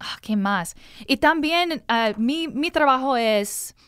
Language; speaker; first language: Spanish; non-native, learner; English